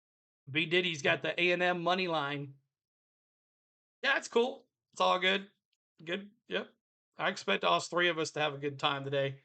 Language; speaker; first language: English; native; English